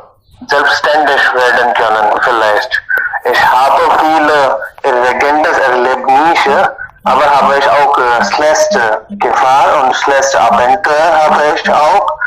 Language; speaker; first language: German; non-native, learner; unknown